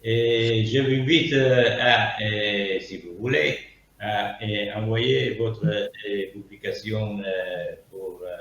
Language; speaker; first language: French; non-native, learner; Italian